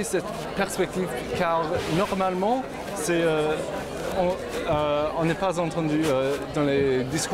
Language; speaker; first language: French; non-native, fluent; English